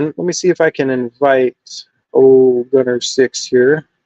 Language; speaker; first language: English; native; English